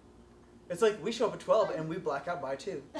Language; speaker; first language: English; native; English